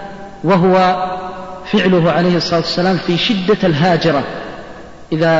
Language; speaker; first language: Arabic; native; Arabic